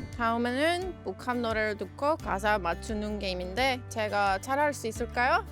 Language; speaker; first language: Korean; non-native, fluent; Finnish